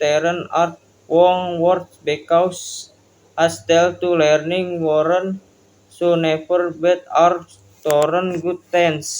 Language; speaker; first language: English; non-native, learner; Indonesian